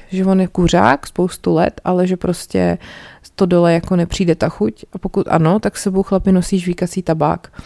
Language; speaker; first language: Czech; native; Czech